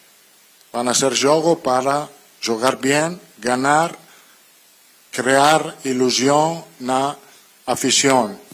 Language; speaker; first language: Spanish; non-native, fluent; Italian